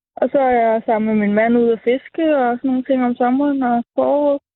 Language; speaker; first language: Danish; non-native, local second language; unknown